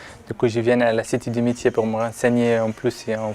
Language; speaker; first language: French; non-native, fluent; Arabic